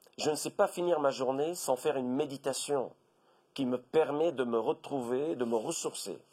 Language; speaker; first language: French; non-native, local second language; Arabic